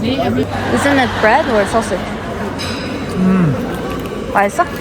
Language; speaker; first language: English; non-native, learner; Korean